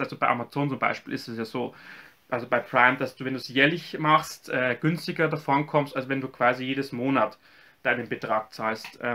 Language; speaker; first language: German; native; German